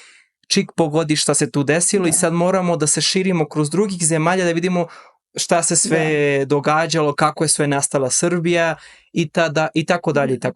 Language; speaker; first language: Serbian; early bilingual, heritage; Serbian